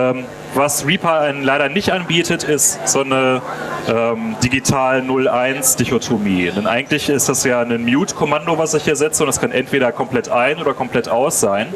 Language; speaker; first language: German; native; German